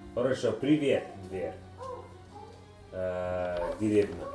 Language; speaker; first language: Russian; non-native, learner; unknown